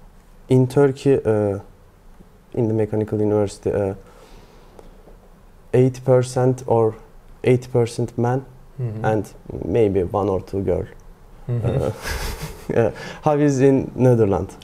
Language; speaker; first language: English; non-native, learner; Turkish